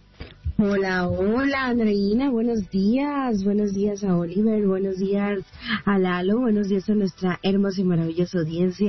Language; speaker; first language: Spanish; native; Spanish